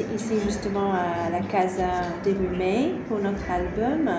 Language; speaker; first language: French; non-native, fluent; English